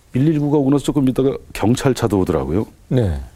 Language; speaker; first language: Korean; native; Korean